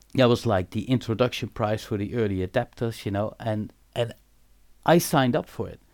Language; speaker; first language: English; non-native, fluent; Dutch